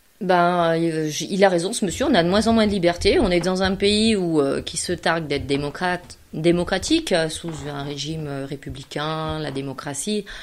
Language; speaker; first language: French; native; French